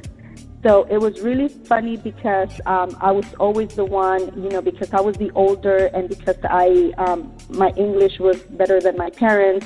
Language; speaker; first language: English; early bilingual, other home language; Spanish